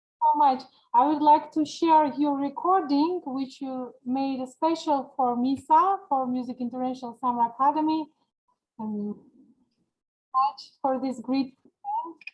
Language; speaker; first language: English; non-native, learner; Georgian